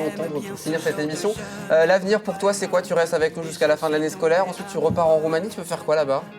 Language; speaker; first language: French; native; French